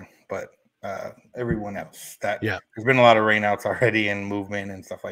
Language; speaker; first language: English; native; English